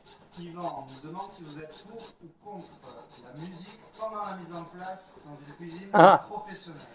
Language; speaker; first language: French; native; French